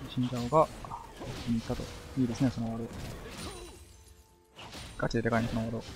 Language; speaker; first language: Japanese; native; Japanese